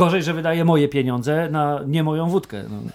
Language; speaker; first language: Polish; native; Polish